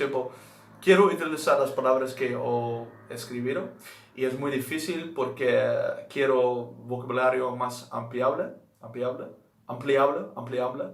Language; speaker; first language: Spanish; non-native, learner; Dutch